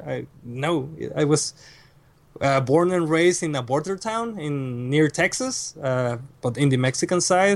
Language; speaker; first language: English; non-native, fluent; Spanish